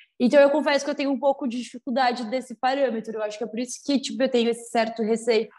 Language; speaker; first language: Portuguese; native; Portuguese